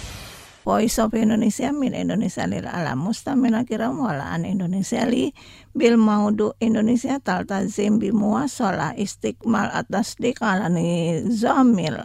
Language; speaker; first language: Arabic; non-native, fluent; Indonesian